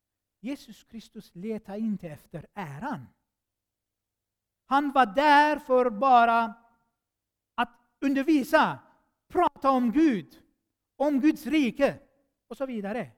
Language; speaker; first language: Swedish; non-native, fluent; Armenian